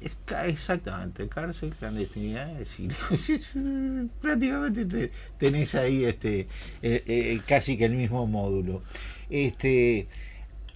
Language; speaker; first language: Spanish; native; Spanish